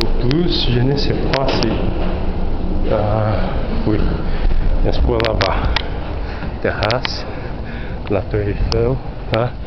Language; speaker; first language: French; non-native, learner; Portuguese